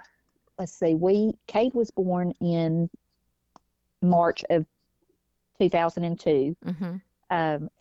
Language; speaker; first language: English; native; English